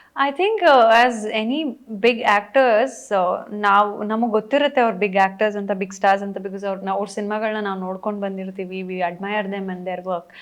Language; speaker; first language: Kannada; native; Kannada